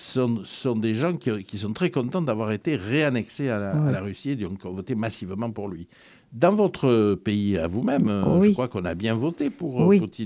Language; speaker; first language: French; native; French